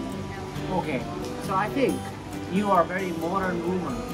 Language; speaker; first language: English; non-native, learner; Japanese